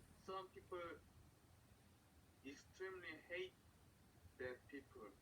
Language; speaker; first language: English; non-native, learner; Korean